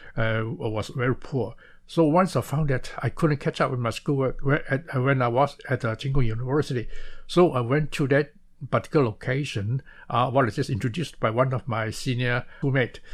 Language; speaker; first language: English; non-native, local second language; Cantonese